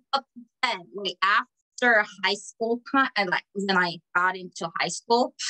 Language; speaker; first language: English; non-native, fluent; Korean